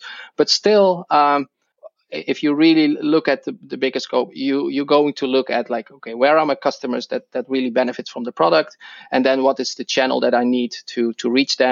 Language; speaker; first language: English; non-native, fluent; Dutch